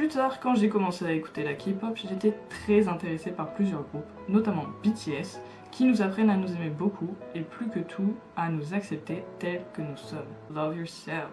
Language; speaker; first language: French; native; French